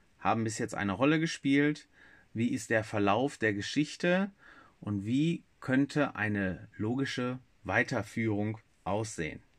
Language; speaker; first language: German; native; German